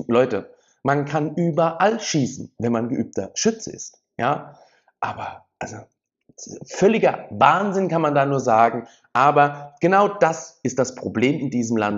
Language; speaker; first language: German; native; German